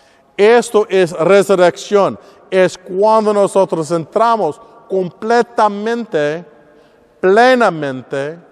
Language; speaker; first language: Spanish; non-native, learner; English